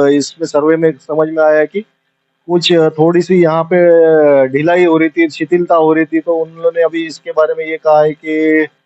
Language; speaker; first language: Hindi; non-native, local second language; Marathi